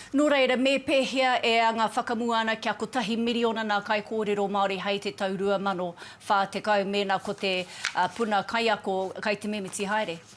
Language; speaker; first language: Māori; native; Māori